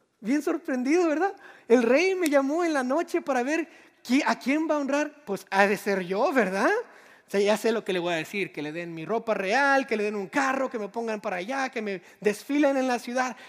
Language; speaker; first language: Spanish; native; Spanish